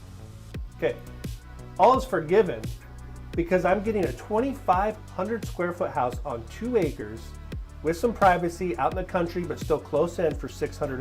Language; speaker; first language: English; native; English